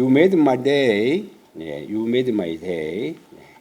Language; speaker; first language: English; non-native, learner; Korean